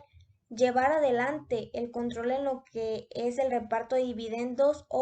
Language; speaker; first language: Spanish; native; Spanish